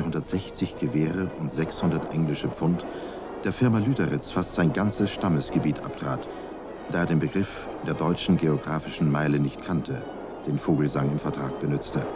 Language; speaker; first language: German; native; German